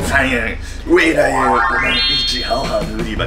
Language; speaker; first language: Chinese; non-native, learner; Japanese